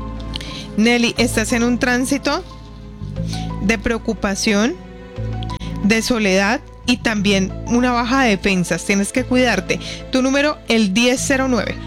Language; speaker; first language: Spanish; native; Spanish